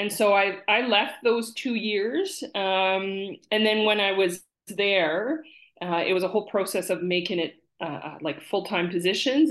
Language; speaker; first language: English; native; English